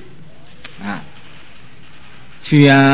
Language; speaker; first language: Chinese; native; Chinese